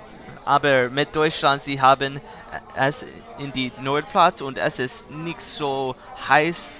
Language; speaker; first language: German; non-native, learner; English